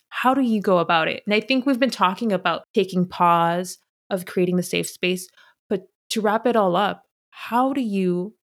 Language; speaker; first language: English; early bilingual, other home language; Spanish